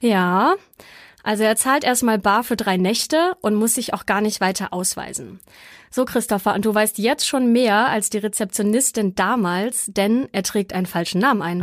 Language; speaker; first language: German; native; German